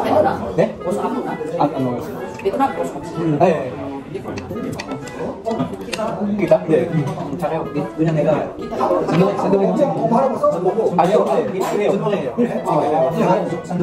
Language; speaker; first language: Korean; non-native, learner; Filipino